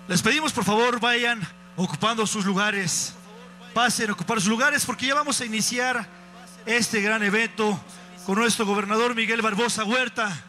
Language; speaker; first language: Spanish; native; Spanish